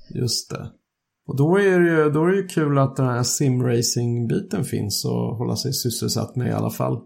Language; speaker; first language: Swedish; native; Swedish